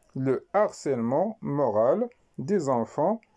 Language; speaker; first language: French; non-native, local second language; Arabic